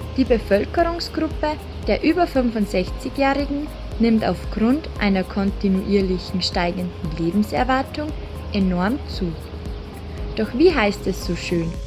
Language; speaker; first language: German; native; German